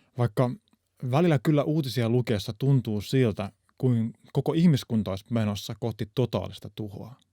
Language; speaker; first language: Finnish; native; Finnish